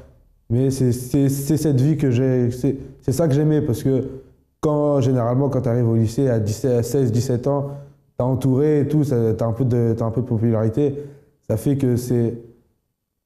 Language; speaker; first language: French; native; French